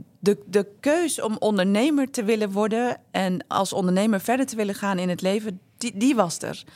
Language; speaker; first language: Dutch; early bilingual, other home language; Turkish